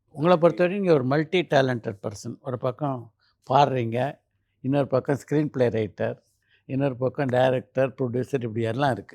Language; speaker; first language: Tamil; native; Tamil